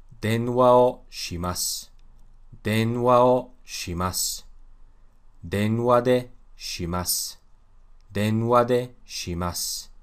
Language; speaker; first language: Japanese; non-native, learner; Russian